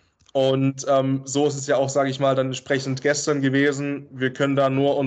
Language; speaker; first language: German; native; German